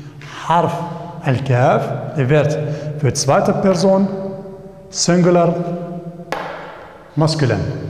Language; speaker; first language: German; non-native, fluent; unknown